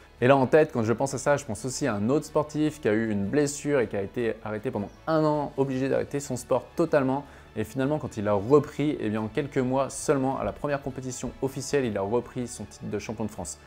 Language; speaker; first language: French; native; French